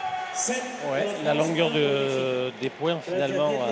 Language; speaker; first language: French; native; French